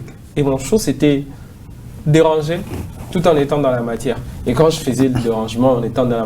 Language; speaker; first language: French; non-native, local second language; Swahili